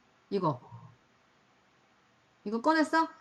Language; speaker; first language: Korean; native; Korean